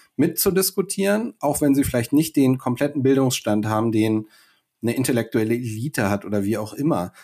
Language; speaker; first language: German; native; German